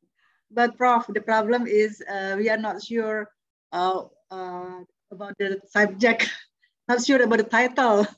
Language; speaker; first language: English; non-native, learner; Indonesian